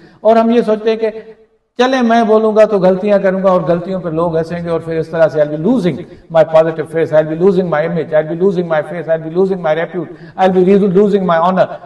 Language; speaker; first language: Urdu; non-native, local second language; Sindhi